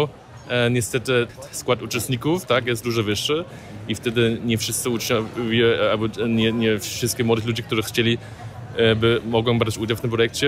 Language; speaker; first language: Polish; non-native, fluent; German